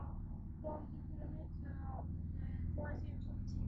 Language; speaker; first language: French; non-native, learner; Russian